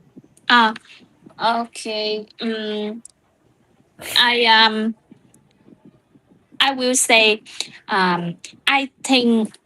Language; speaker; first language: English; non-native, learner; Vietnamese